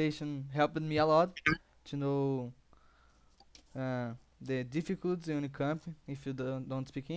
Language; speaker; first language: English; non-native, learner; Portuguese